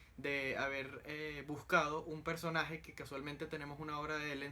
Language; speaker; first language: Spanish; native; Spanish